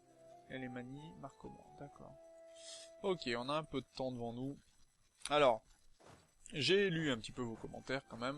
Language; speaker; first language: French; native; French